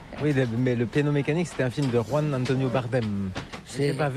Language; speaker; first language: French; native; French